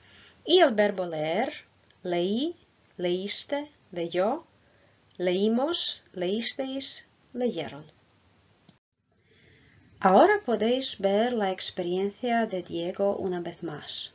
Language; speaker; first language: Spanish; non-native, fluent; Croatian